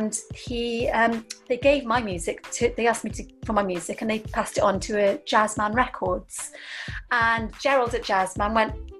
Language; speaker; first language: English; native; English